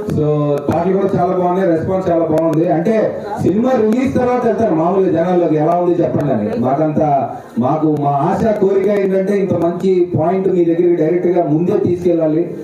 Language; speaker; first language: Telugu; native; Telugu